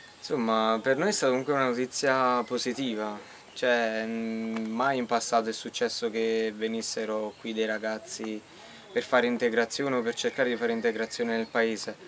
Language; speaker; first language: Italian; native; Italian